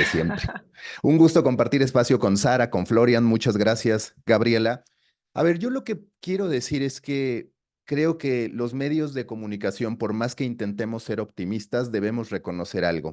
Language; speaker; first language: Spanish; native; Spanish